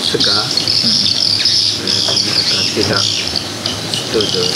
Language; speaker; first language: Indonesian; non-native, learner; Korean